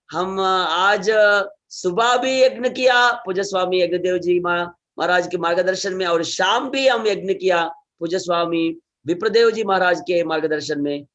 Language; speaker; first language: Hindi; non-native, local second language; Telugu